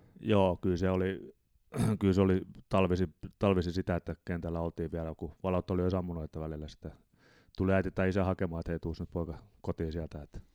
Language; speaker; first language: Finnish; native; Finnish